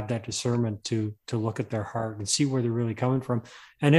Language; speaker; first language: English; native; English